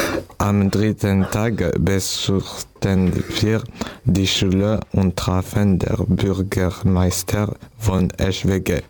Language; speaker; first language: German; non-native, learner; French